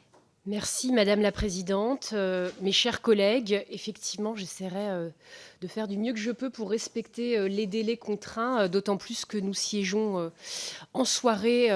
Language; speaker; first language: French; native; French